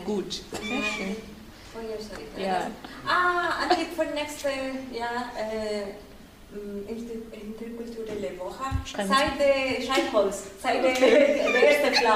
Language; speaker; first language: German; non-native, fluent; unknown